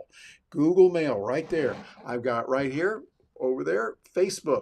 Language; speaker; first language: English; native; English